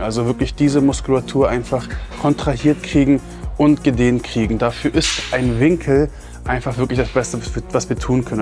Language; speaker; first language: German; native; German